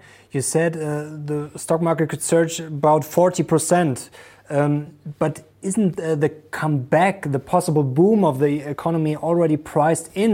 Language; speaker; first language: English; non-native, fluent; German